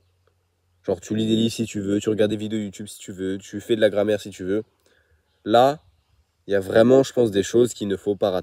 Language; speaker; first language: French; native; French